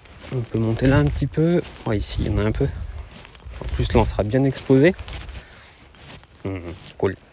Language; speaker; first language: French; native; French